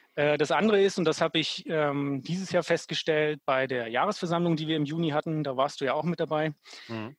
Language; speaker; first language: German; native; German